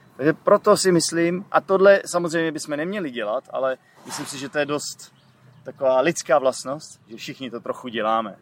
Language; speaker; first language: Czech; native; Czech